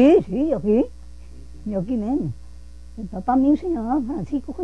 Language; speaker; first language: Spanish; native; Spanish